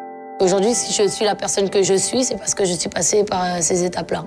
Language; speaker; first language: French; native; French